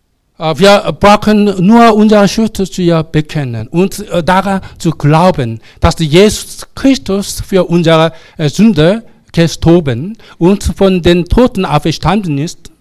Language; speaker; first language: German; non-native, learner; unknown